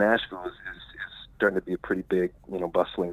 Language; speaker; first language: English; native; English